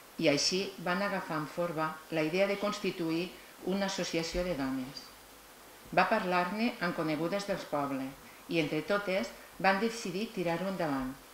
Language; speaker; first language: Catalan; native; Catalan